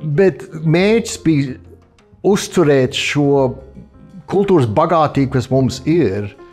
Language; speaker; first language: Latvian; early bilingual, heritage; Latvian